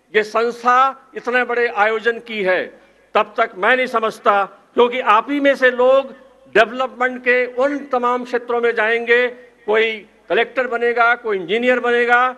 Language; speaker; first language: Hindi; native; Hindi